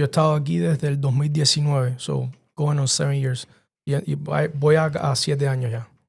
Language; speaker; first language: Spanish; early bilingual, other home language; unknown